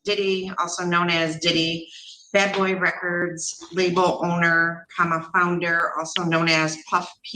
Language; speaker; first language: English; native; English